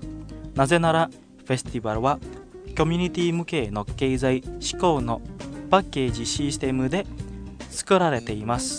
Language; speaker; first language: Japanese; non-native, fluent; Indonesian